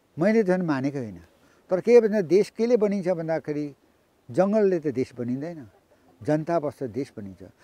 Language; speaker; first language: Nepali; native; Nepali